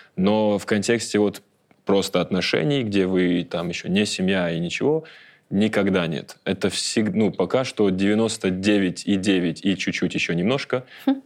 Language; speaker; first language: Russian; native; Russian